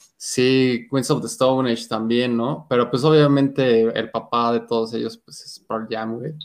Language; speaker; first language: Spanish; native; Spanish